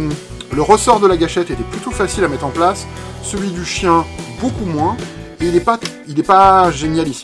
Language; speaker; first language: French; native; French